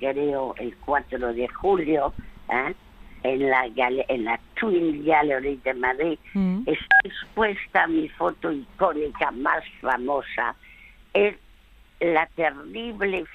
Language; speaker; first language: Spanish; early bilingual, other home language; French